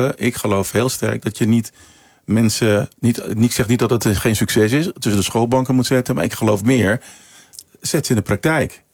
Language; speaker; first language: Dutch; early bilingual, other home language; Sranan Tongo